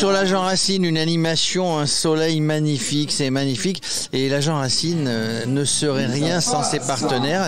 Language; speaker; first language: French; native; French